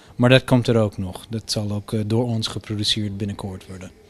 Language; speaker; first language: Dutch; non-native, fluent; English